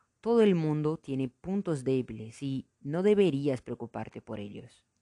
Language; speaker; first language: Spanish; non-native, fluent; Portuguese